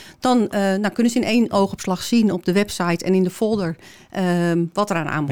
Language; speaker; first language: Dutch; native; Dutch